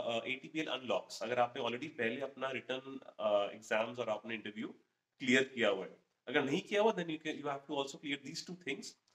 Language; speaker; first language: Hindi; native; Hindi